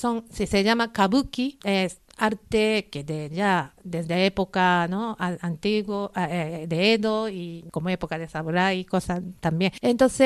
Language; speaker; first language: Spanish; non-native, learner; Japanese